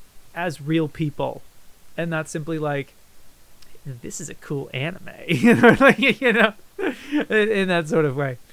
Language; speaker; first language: English; native; English